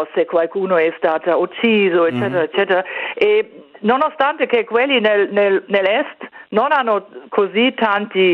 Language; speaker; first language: Italian; non-native, fluent; German